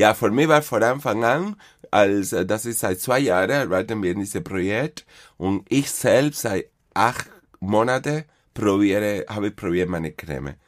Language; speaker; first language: German; non-native, fluent; Spanish